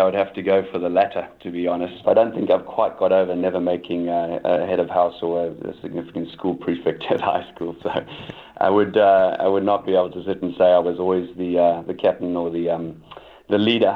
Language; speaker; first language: English; native; English